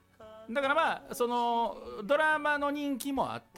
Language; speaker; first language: Japanese; native; Japanese